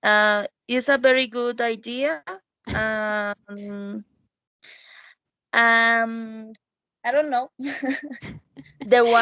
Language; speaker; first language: English; non-native, learner; Spanish